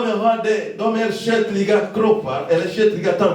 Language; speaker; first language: Swedish; non-native, fluent; Lingala